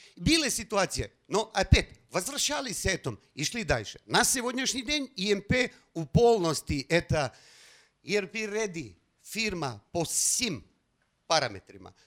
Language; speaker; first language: Russian; non-native, fluent; Slovenian